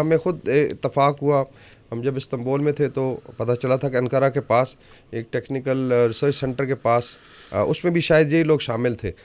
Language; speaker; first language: Urdu; native; Urdu